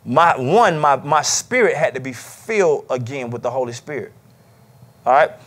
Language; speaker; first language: English; native; English